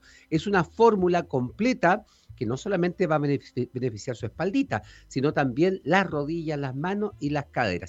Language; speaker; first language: Spanish; native; Spanish